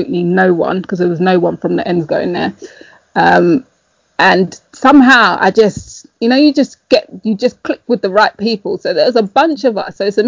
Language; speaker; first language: English; native; English